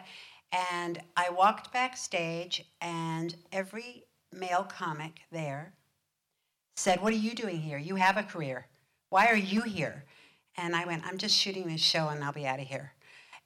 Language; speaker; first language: English; native; English